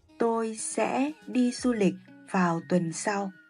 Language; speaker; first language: Vietnamese; non-native, fluent; Korean